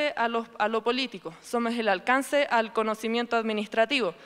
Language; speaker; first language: Spanish; native; Spanish